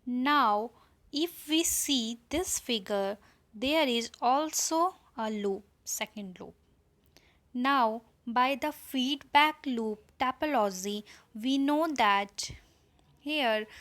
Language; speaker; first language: English; non-native, local second language; Hindi